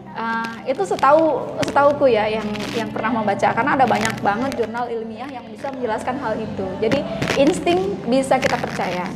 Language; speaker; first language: Indonesian; native; Indonesian